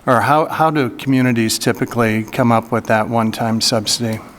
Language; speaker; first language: English; native; English